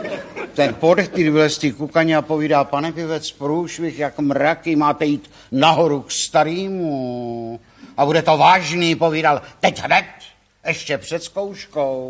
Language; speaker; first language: Czech; native; Czech